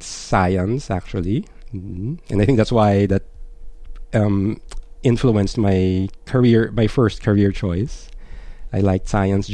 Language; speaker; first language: English; non-native, local second language; Filipino